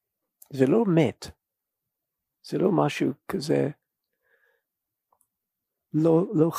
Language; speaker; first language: Hebrew; non-native, fluent; English